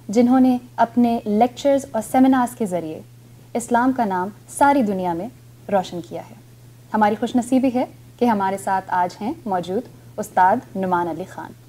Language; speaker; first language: Urdu; native; Urdu